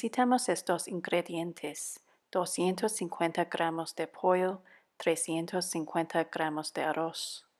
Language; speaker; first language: Spanish; non-native, fluent; Cantonese